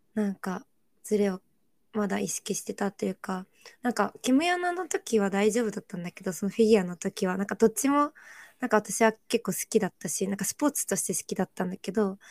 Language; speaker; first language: Japanese; early bilingual, other home language; Korean